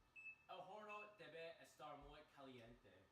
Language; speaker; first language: Spanish; non-native, learner; English